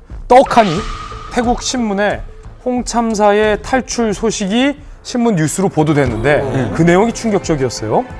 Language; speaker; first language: Korean; native; Korean